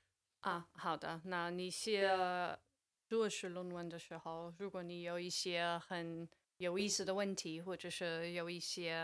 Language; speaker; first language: Chinese; non-native, fluent; English